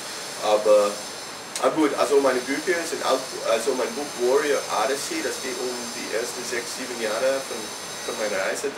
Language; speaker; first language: German; non-native, fluent; English